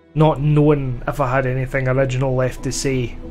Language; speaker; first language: English; native; English